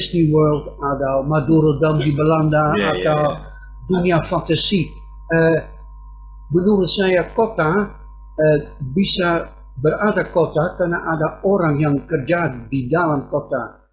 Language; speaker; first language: Indonesian; non-native, fluent; Dutch